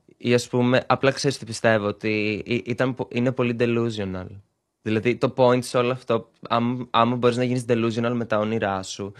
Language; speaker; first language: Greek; early bilingual, other home language; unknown